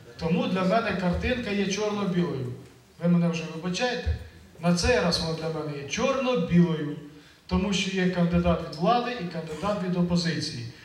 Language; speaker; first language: Ukrainian; native; Ukrainian